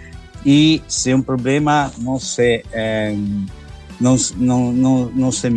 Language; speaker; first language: Spanish; non-native, learner; Italian